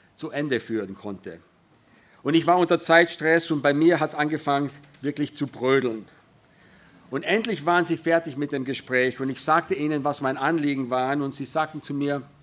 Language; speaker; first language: German; early bilingual, other home language; English